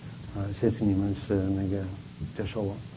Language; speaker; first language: Chinese; non-native, fluent; English